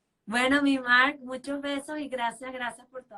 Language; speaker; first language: Spanish; native; Spanish